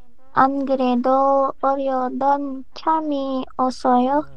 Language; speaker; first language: Korean; non-native, learner; Indonesian